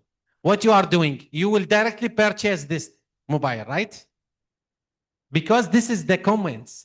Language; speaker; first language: English; non-native, fluent; Arabic